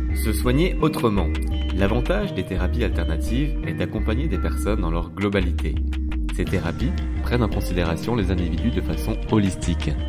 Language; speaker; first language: French; native; French